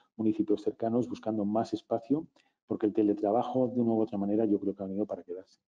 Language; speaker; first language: Spanish; native; Spanish